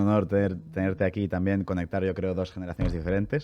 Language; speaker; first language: Spanish; native; Spanish